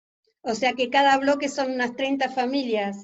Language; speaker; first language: Spanish; native; Spanish